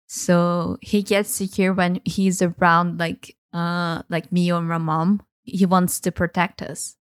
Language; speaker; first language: English; non-native, fluent; Portuguese